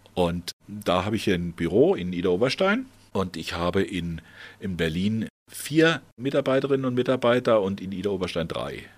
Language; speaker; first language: German; native; German